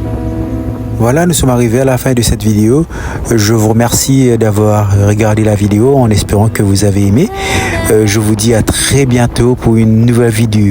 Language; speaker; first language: French; non-native, local second language; Morisyen